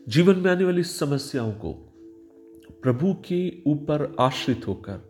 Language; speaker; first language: Hindi; non-native, local second language; Marathi